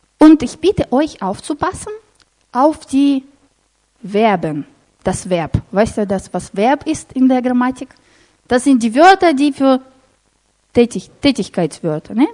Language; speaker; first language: German; non-native, fluent; Russian